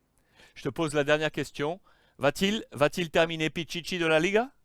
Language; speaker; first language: French; native; French